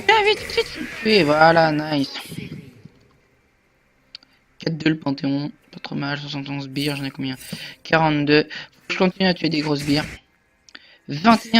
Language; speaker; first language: French; native; French